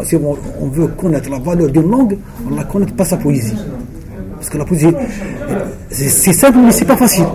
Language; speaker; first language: French; non-native, local second language; Arabic